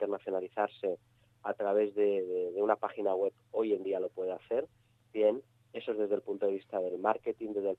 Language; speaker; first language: Spanish; native; Spanish